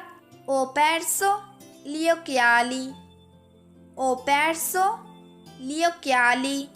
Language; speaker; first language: Italian; non-native, fluent; Urdu